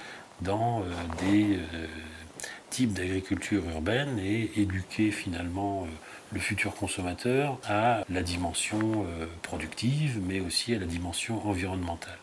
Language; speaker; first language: French; native; French